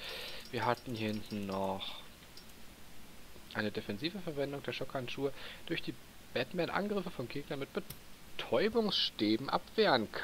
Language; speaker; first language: German; native; German